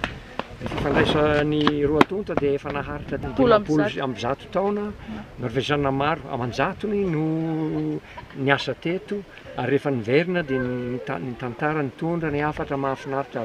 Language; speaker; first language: Malagasy; non-native, fluent; Norwegian